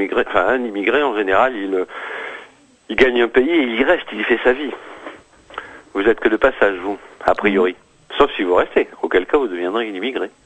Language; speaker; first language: French; native; French